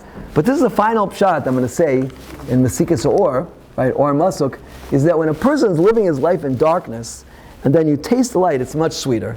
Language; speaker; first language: English; native; English